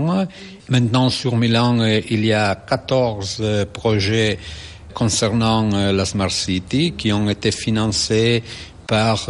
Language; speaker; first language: French; non-native, fluent; Italian